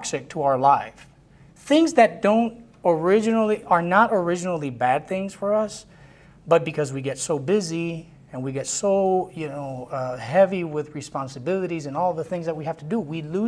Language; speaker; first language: English; non-native, local second language; Spanish